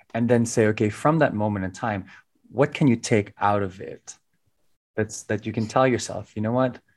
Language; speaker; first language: English; non-native, local second language; Filipino